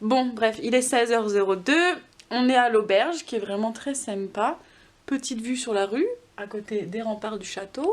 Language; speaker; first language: French; native; French